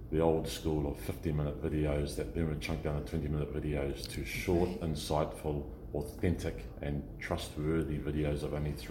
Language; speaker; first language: English; native; English